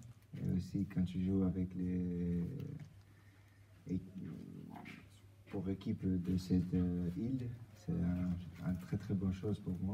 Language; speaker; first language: French; non-native, learner; Albanian